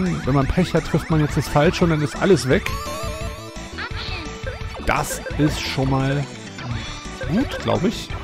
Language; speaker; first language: German; native; German